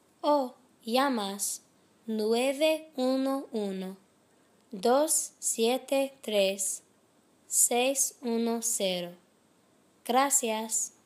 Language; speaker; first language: Spanish; non-native, learner; English